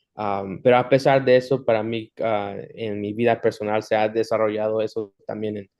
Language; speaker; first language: Spanish; early bilingual, heritage; Spanish